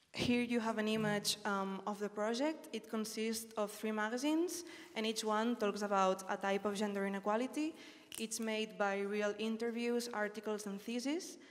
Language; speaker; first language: English; non-native, fluent; Spanish